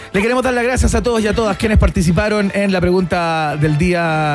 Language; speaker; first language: Spanish; native; Spanish